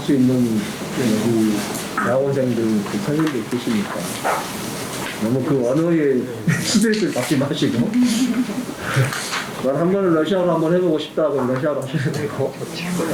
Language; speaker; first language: Korean; native; Korean